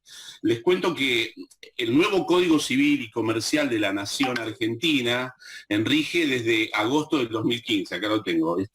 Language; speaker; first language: Spanish; native; Spanish